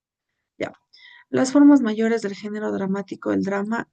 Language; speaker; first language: Spanish; native; Spanish